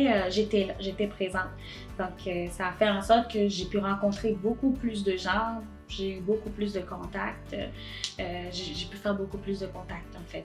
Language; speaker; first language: French; non-native, local second language; Haitian Creole